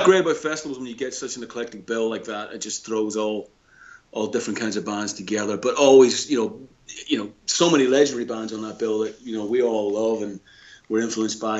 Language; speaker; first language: English; native; English